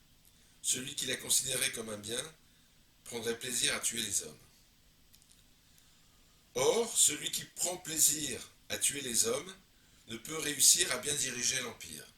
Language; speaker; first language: French; native; French